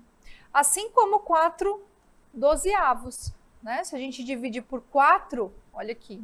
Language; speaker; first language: Portuguese; native; Portuguese